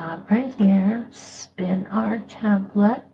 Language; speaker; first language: English; native; English